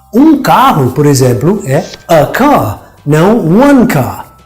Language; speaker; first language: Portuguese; non-native, fluent; English